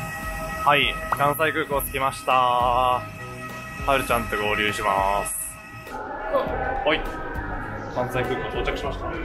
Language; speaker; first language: Japanese; native; Japanese